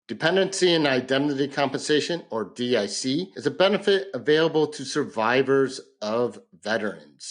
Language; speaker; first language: English; native; English